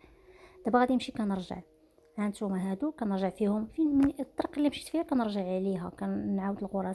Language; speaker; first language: Arabic; native; Arabic